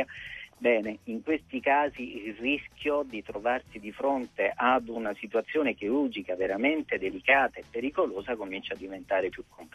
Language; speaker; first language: Italian; native; Italian